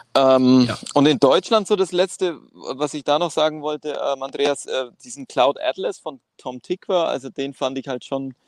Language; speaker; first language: German; non-native, fluent; Greek